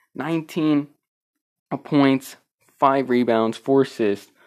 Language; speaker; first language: English; early bilingual, other home language; Spanish